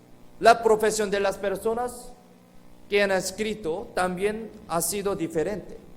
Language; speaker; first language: Spanish; non-native, fluent; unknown